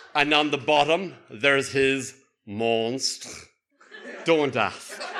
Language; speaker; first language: English; native; English